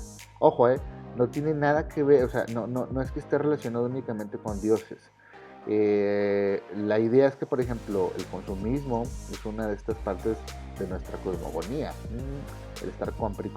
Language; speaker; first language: Spanish; native; Spanish